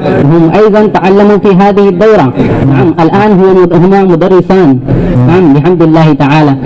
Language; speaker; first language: Arabic; non-native, learner; Urdu